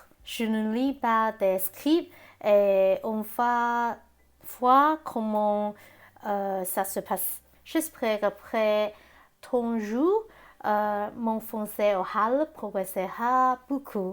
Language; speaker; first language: French; non-native, learner; Cantonese